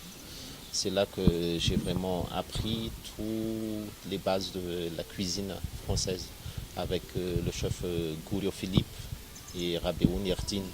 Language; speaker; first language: French; non-native, local second language; Malagasy